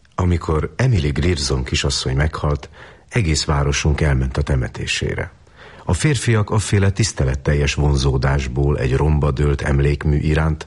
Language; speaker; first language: Hungarian; native; Hungarian